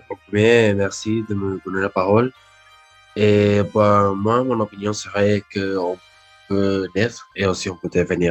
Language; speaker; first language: French; non-native, learner; Spanish